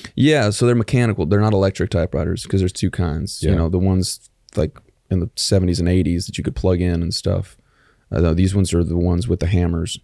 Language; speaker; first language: English; native; English